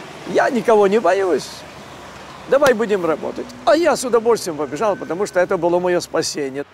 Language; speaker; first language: Russian; non-native, local second language; Ukrainian